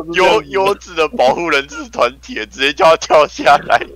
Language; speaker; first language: Chinese; native; Chinese